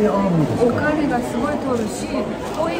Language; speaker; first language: Japanese; non-native, fluent; Romanian